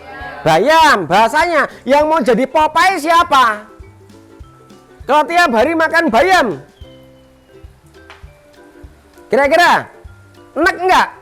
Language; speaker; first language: Indonesian; non-native, local second language; Javanese